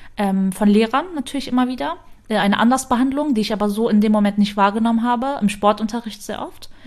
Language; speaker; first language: German; early bilingual, other home language; Kurdish